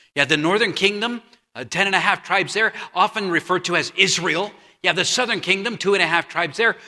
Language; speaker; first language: English; native; English